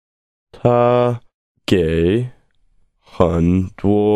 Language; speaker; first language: Chinese; non-native, learner; English